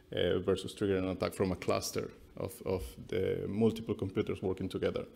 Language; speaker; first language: English; non-native, fluent; Spanish